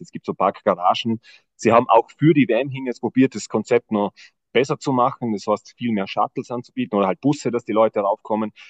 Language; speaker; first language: German; native; German